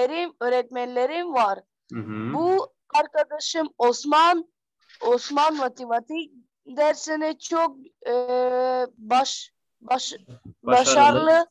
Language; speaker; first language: Turkish; non-native, learner; Persian